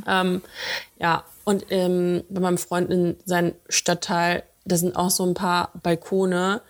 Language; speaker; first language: German; early bilingual, other home language; Russian